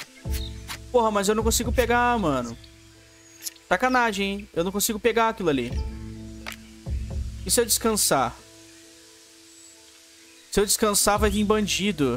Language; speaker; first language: Portuguese; native; Portuguese